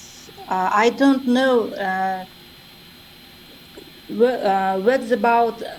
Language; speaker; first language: English; non-native, learner; Kazakh